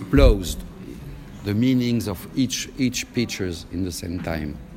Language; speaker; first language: English; non-native, learner; French